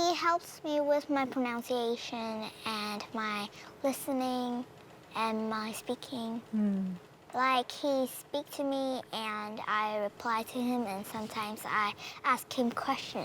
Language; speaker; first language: English; non-native, fluent; Vietnamese